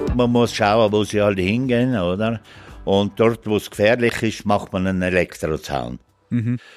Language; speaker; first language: German; native; German